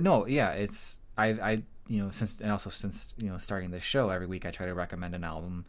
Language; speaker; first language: English; native; English